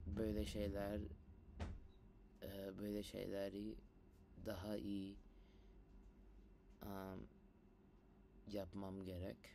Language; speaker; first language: Turkish; non-native, learner; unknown